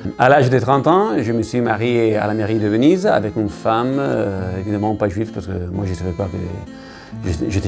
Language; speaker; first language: French; non-native, learner; Italian